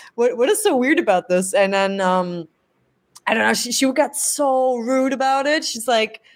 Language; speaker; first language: English; non-native, fluent; German